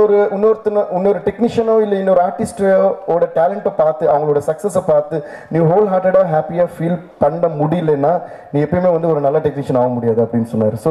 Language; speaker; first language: Tamil; non-native, local second language; Telugu